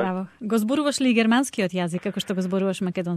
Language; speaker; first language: Macedonian; native; Macedonian